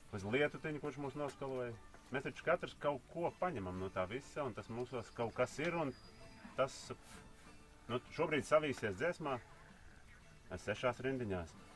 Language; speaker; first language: Latvian; native; Latvian